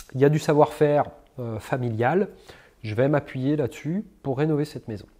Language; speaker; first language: French; native; French